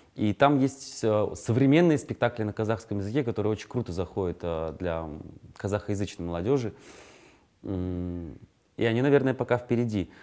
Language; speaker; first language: Russian; native; Russian